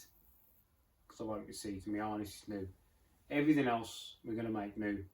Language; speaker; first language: English; native; English